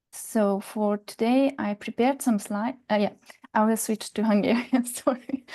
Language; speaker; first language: English; non-native, fluent; Hungarian